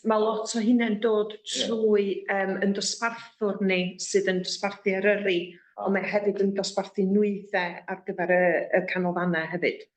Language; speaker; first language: Welsh; native; Welsh